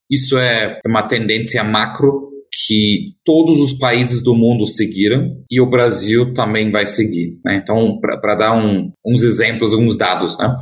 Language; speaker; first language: Portuguese; non-native, fluent; German